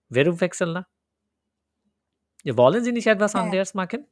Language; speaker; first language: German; non-native, fluent; Bangla